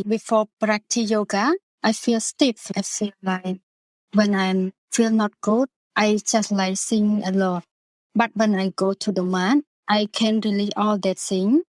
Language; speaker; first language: English; non-native, learner; Khmer